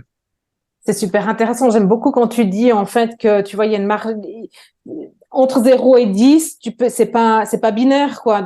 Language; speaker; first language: French; native; French